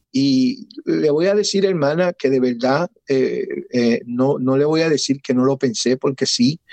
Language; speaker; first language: Spanish; early bilingual, heritage; Spanish